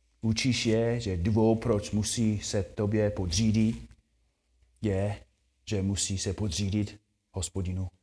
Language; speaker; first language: Czech; non-native, fluent; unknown